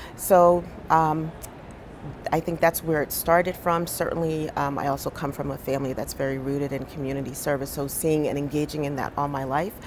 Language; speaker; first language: English; native; English